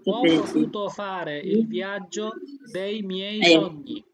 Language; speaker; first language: Italian; non-native, fluent; Bangla